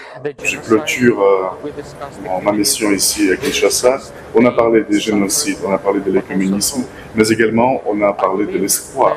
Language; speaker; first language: French; non-native, fluent; Ukrainian